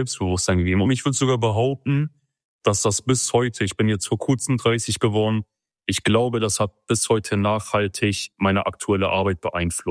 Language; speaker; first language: German; early bilingual, other home language; Kurdish